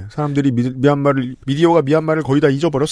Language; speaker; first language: Korean; native; Korean